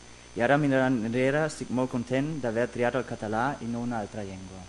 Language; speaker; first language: Catalan; non-native, fluent; German